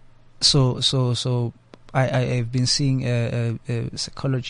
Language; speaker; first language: English; non-native, local second language; Xhosa